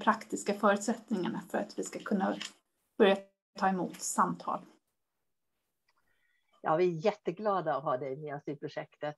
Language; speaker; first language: Swedish; native; Swedish